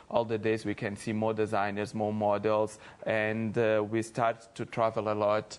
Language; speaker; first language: English; non-native, fluent; Portuguese